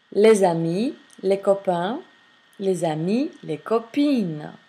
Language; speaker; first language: French; non-native, fluent; English